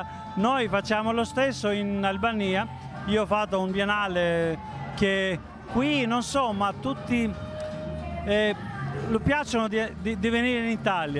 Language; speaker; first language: Italian; non-native, fluent; Albanian